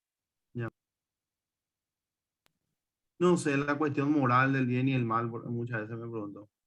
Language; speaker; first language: Spanish; native; Spanish